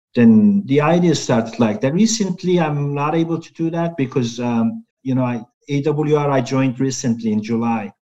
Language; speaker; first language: English; non-native, fluent; Turkish